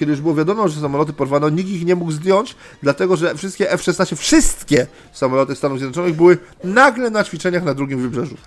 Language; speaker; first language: Polish; native; Polish